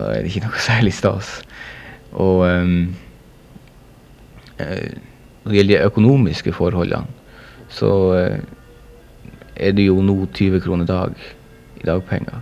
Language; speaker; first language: Norwegian; native; Norwegian